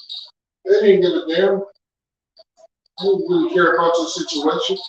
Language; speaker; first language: English; native; English